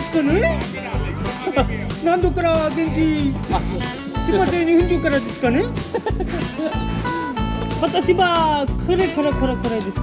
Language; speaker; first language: Japanese; non-native, learner; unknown